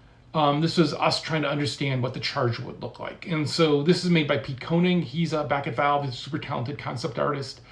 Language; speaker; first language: English; native; English